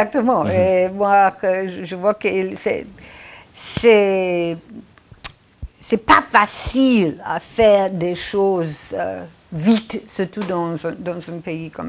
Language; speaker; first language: French; non-native, fluent; English